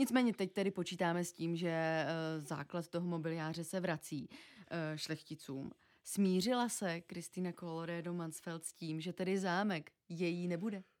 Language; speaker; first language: Czech; native; Czech